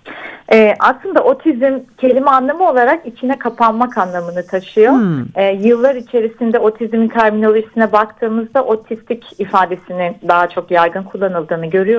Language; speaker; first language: Turkish; native; Turkish